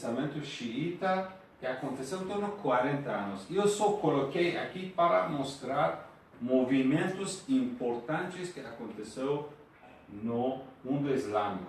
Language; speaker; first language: Portuguese; non-native, fluent; Persian